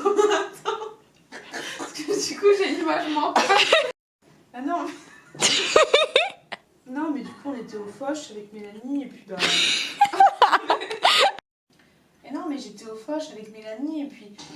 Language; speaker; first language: French; native; French